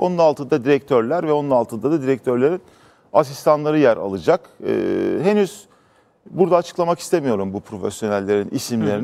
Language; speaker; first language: Turkish; native; Turkish